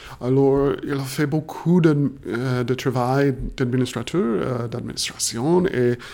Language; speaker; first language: French; non-native, fluent; English